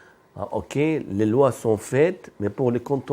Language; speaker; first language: French; non-native, fluent; Arabic